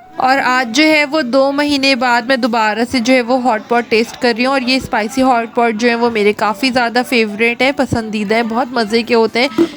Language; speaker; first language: Urdu; native; Urdu